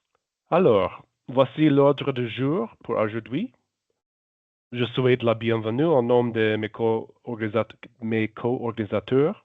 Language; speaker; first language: French; non-native, local second language; German